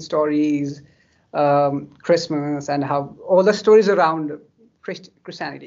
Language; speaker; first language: English; non-native, local second language; Nepali